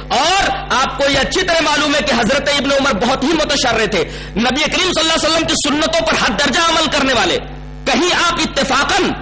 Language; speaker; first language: Urdu; native; Urdu